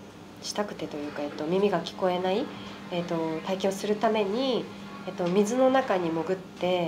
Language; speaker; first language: Japanese; native; Japanese